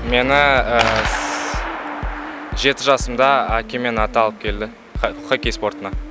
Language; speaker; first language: Kazakh; non-native, local second language; Russian